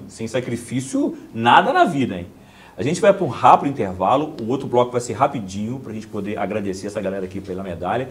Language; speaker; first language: Portuguese; native; Portuguese